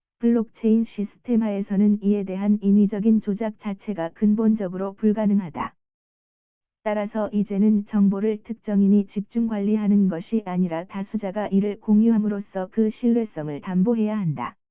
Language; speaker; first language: Korean; native; Korean